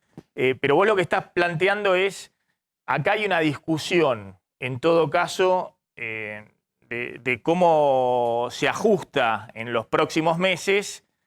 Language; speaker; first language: Spanish; native; Spanish